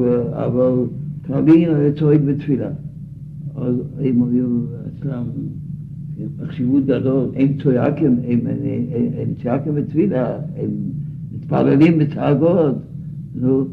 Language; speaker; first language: Hebrew; non-native, fluent; Yiddish